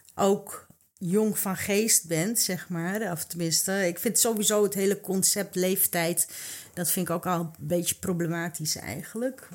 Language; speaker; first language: Dutch; early bilingual, other home language; Arabic